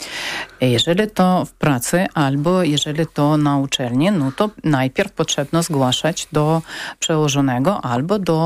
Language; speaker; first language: Polish; non-native, learner; Ukrainian